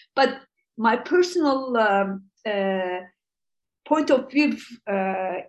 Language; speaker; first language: English; non-native, fluent; Turkish